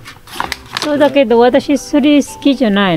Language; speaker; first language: Japanese; non-native, fluent; Filipino